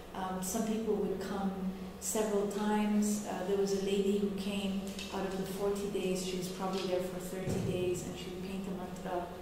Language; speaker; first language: English; non-native, local second language; Arabic